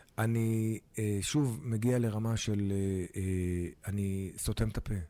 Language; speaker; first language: Hebrew; native; Hebrew